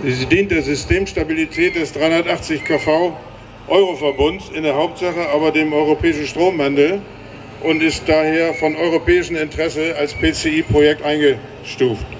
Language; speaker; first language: German; native; German